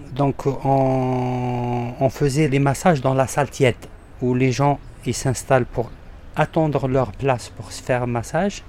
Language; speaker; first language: French; non-native, fluent; Arabic